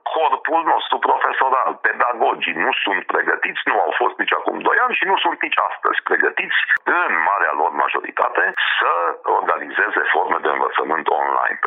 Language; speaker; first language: Romanian; non-native, local second language; Hungarian